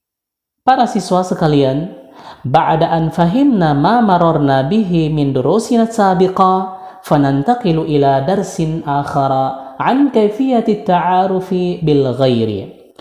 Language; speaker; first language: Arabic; non-native, fluent; Indonesian